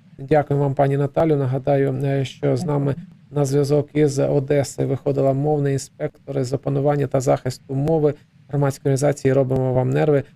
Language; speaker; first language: Ukrainian; native; Ukrainian